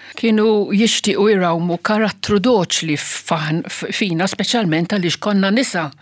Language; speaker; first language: Maltese; non-native, local second language; Italian